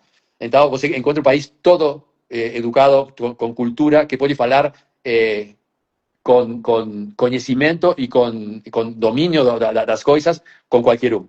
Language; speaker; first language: Portuguese; non-native, fluent; Spanish